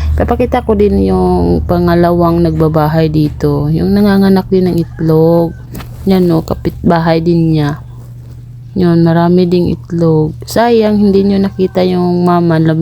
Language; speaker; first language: Filipino; non-native, local second language; Cebuano